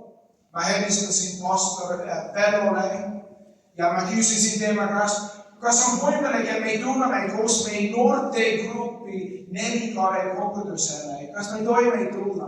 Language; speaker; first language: Estonian; non-native, fluent; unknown